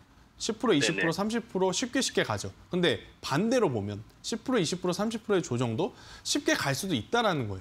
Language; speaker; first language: Korean; native; Korean